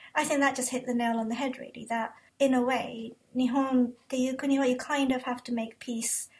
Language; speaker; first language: English; early bilingual, other home language; Japanese